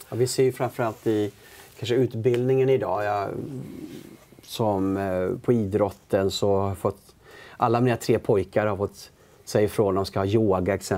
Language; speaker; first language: Swedish; native; Swedish